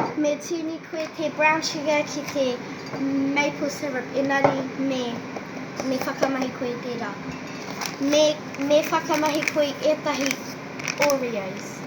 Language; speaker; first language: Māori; non-native, local second language; English